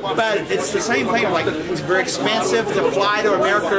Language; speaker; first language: English; native; English